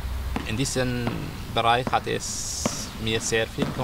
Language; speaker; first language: German; non-native, learner; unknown